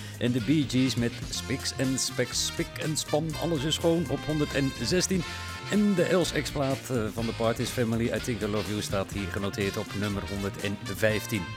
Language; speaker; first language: Dutch; native; Dutch